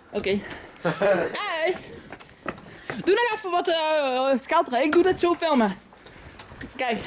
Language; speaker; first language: Dutch; native; Dutch